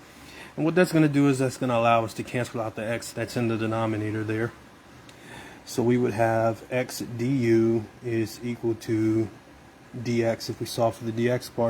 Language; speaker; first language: English; native; English